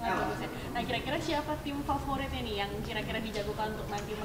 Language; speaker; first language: Indonesian; native; Indonesian